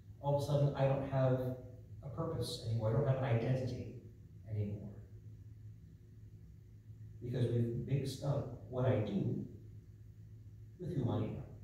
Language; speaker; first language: English; native; English